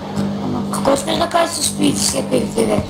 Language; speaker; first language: Bulgarian; native; Bulgarian